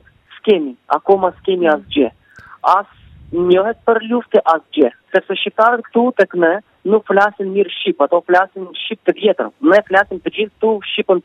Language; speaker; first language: Albanian; early bilingual, heritage; Albanian